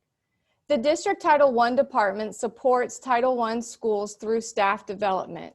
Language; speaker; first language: English; native; English